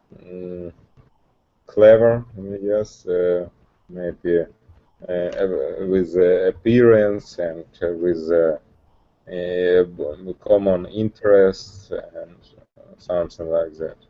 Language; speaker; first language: English; non-native, learner; Russian